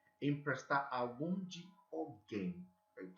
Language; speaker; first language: Portuguese; non-native, learner; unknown